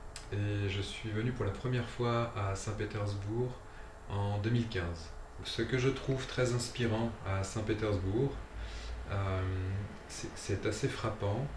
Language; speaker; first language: French; native; French